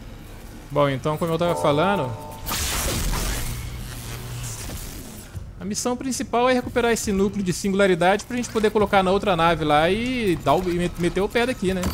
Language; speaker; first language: Portuguese; native; Portuguese